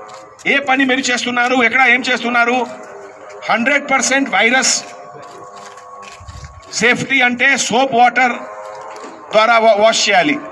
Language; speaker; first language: Telugu; non-native, fluent; Hindi